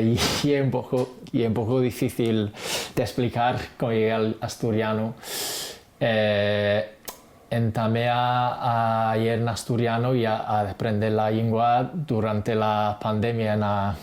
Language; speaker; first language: Spanish; non-native, fluent; English